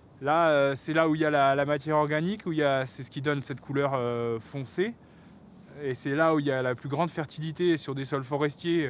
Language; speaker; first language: French; native; French